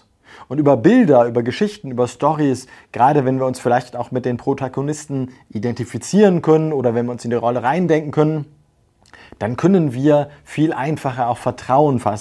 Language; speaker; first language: German; native; German